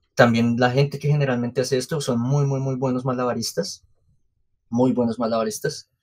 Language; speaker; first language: Spanish; native; Spanish